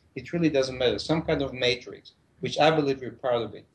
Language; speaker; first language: English; non-native, fluent; Hebrew